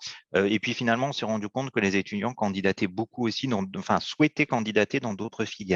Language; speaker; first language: French; native; French